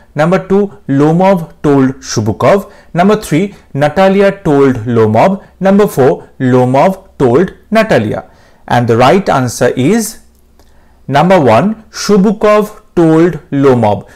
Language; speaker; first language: English; non-native, local second language; Bangla